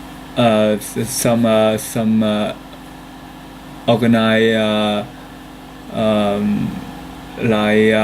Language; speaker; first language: English; non-native, learner; Vietnamese